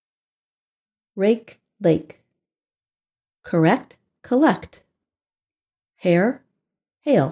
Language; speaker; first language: English; non-native, learner; Japanese